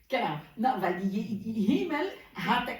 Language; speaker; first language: German; non-native, learner; Portuguese